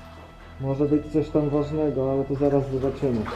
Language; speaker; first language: Polish; native; Polish